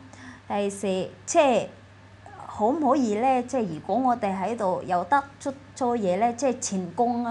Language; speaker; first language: Cantonese; non-native, fluent; Indonesian